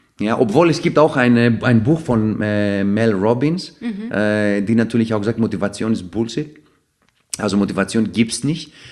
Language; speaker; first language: German; non-native, fluent; Greek